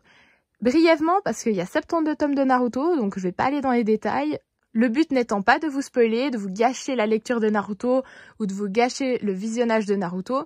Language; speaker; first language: French; native; French